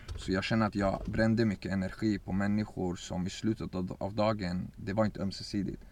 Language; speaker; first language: Swedish; early bilingual, other home language; Kurdish